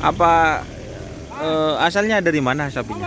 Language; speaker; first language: Indonesian; non-native, local second language; Madurese